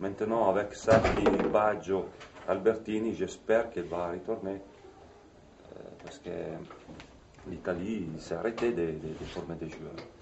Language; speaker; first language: French; non-native, fluent; Italian